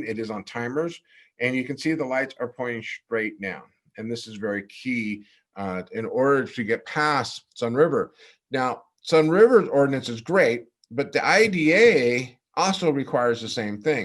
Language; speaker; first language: English; native; English